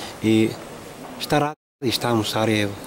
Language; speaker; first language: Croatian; non-native, fluent; English